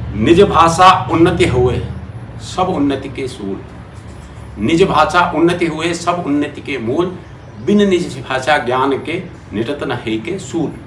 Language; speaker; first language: Hindi; native; Hindi